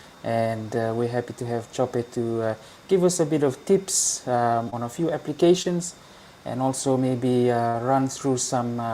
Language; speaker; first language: English; non-native, local second language; Fijian